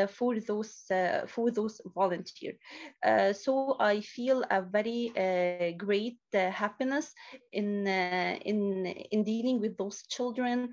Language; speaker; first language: English; non-native, learner; Arabic